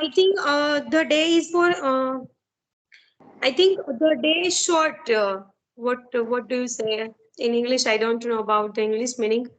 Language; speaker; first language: English; non-native, learner; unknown